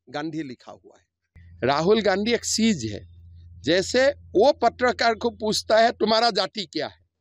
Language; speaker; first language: Hindi; non-native, local second language; Assamese